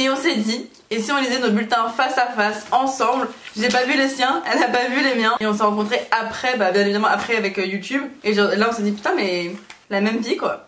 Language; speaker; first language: French; native; French